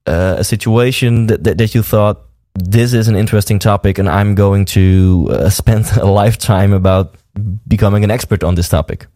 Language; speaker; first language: English; non-native, fluent; Dutch